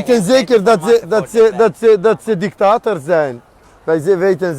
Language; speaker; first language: Dutch; non-native, learner; Azerbaijani